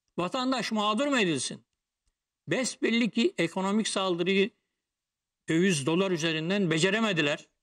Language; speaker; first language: Turkish; native; Turkish